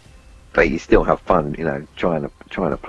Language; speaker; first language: English; native; English